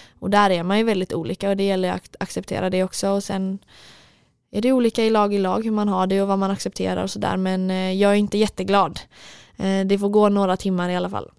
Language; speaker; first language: Swedish; native; Swedish